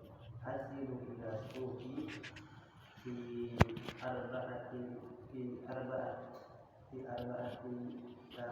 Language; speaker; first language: Arabic; non-native, learner; Indonesian